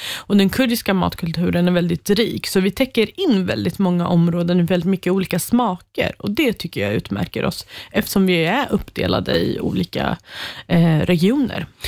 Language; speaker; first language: Swedish; early bilingual, other home language; Central Kurdish